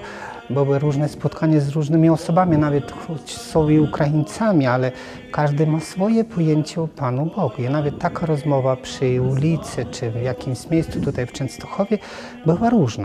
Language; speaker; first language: Polish; non-native, fluent; Ukrainian